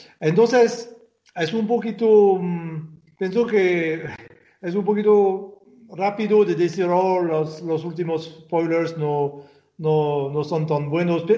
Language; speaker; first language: Spanish; non-native, fluent; French